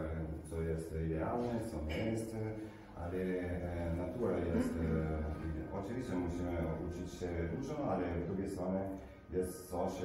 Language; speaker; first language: Polish; non-native, learner; Italian